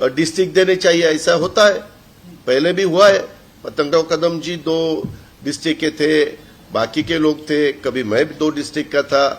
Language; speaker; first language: Hindi; non-native, local second language; Marathi